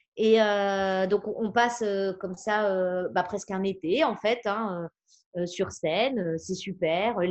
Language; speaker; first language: French; native; French